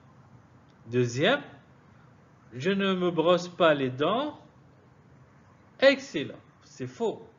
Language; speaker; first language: French; non-native, fluent; Arabic